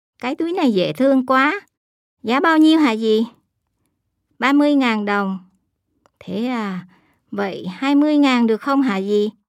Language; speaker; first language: Vietnamese; early bilingual, heritage; Japanese